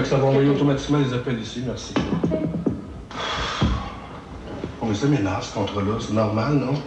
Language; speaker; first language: French; native; French